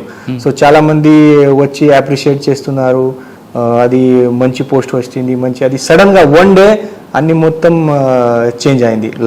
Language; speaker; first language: Telugu; non-native, learner; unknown